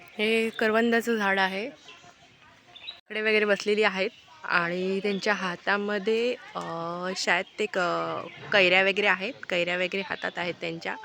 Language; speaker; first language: Marathi; non-native, local second language; Hindi